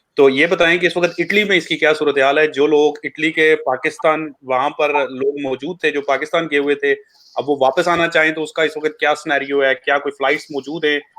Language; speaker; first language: Urdu; native; Urdu